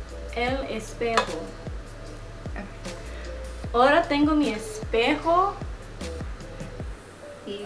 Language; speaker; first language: Spanish; non-native, learner; English